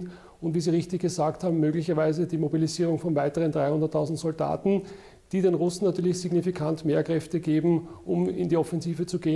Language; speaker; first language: German; native; German